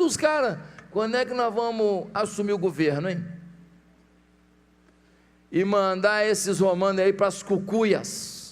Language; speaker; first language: Portuguese; native; Portuguese